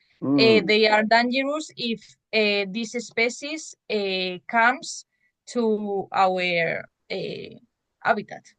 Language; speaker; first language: English; non-native, learner; Spanish